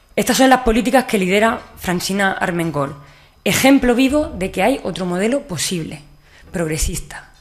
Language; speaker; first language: Spanish; native; Spanish